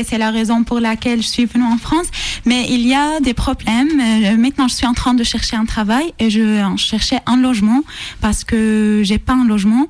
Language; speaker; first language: French; non-native, learner; Arabic